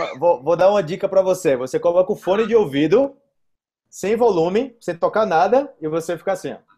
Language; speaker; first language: Portuguese; native; Portuguese